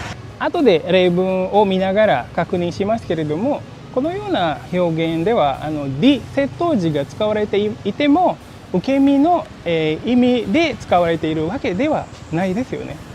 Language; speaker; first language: Japanese; non-native, fluent; Indonesian